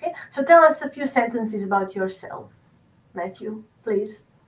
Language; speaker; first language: English; non-native, fluent; Croatian